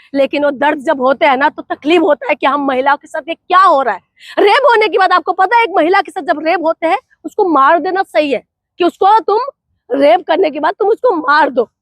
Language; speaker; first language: Hindi; non-native, local second language; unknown